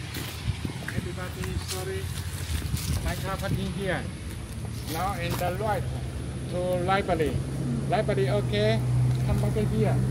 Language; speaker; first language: English; non-native, learner; Chinese